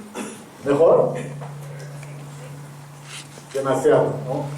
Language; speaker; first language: Spanish; non-native, learner; English